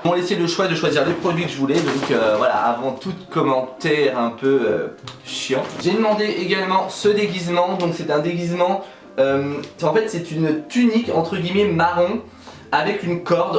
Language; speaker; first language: French; native; French